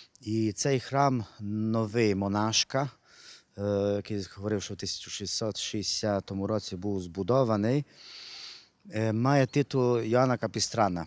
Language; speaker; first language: Ukrainian; non-native, local second language; Hungarian